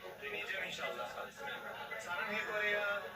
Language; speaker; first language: Korean; non-native, learner; Turkish